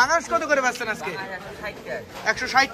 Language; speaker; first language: Bangla; native; Bangla